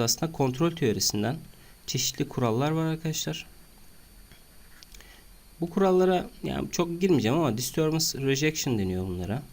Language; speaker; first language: Turkish; native; Turkish